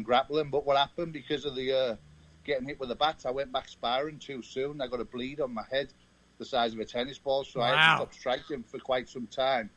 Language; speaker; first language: English; native; English